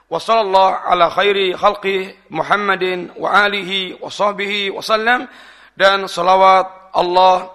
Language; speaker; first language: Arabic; non-native, fluent; Indonesian